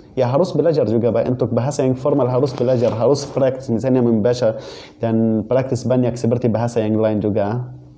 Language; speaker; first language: Indonesian; non-native, fluent; Arabic